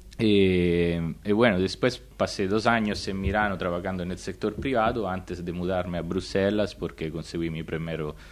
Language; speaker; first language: Spanish; non-native, fluent; Italian